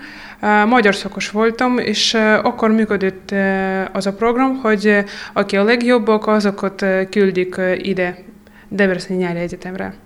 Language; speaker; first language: Hungarian; non-native, fluent; Russian